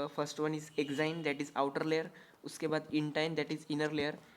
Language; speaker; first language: Hindi; non-native, local second language; Marathi